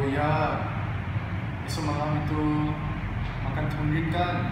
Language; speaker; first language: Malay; non-native, local second language; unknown